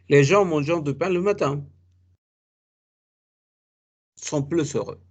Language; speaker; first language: French; non-native, fluent; Spanish